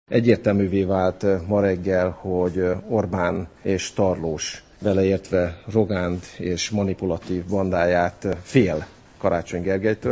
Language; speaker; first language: Hungarian; native; Hungarian